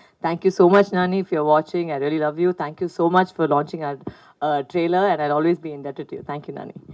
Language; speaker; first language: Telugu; non-native, local second language; Tamil